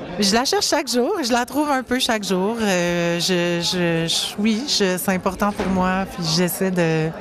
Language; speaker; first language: French; native; French